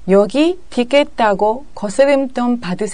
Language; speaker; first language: Korean; non-native, learner; Japanese